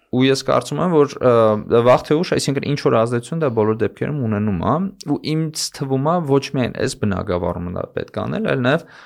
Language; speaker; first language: Armenian; native; Armenian